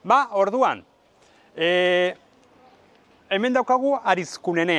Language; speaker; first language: Basque; native; Basque